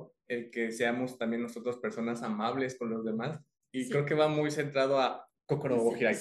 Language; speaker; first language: Spanish; native; Spanish